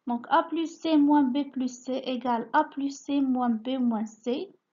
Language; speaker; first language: French; non-native, local second language; Arabic